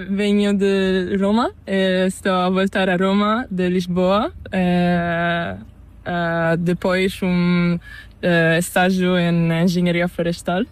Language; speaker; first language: Spanish; non-native, learner; Portuguese